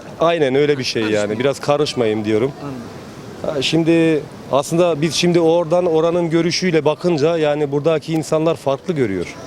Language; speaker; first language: Turkish; early bilingual, heritage; Turkish